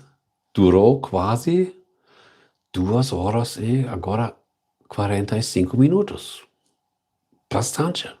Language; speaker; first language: Portuguese; non-native, learner; German